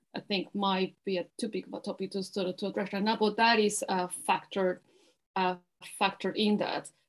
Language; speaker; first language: English; non-native, fluent; Spanish